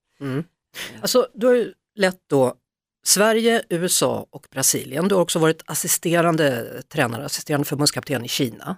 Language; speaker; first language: Swedish; native; Swedish